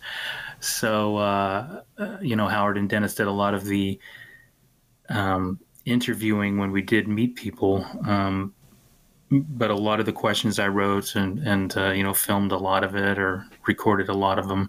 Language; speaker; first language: English; native; English